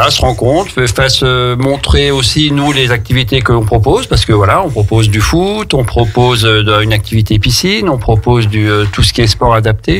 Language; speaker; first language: French; native; French